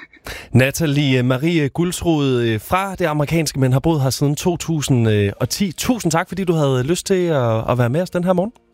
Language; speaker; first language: Danish; native; Danish